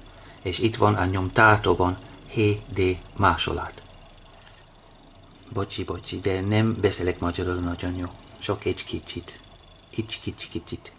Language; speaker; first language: Hungarian; non-native, learner; English